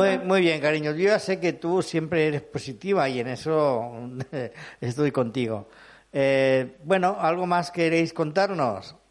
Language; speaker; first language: Spanish; non-native, local second language; Catalan